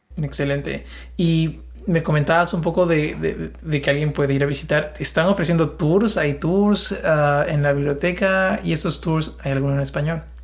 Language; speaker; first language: Spanish; native; Spanish